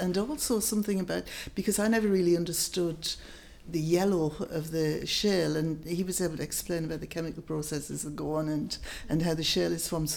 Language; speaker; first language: English; native; English